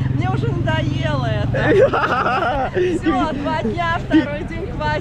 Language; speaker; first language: Russian; native; Russian